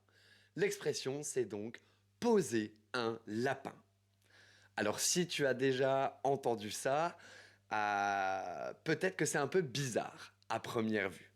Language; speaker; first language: French; native; French